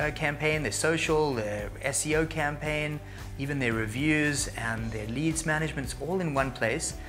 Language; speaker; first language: English; native; English